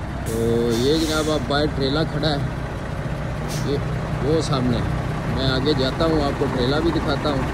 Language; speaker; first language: Urdu; non-native, local second language; Punjabi